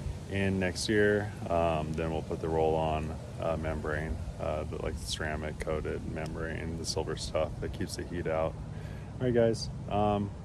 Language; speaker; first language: English; native; English